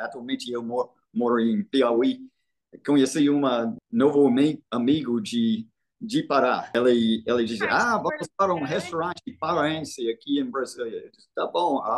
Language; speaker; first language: Portuguese; non-native, fluent; English